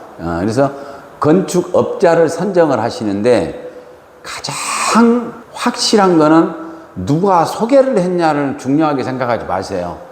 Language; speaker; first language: Korean; native; Korean